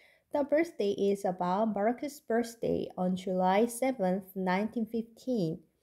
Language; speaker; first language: English; non-native, fluent; Korean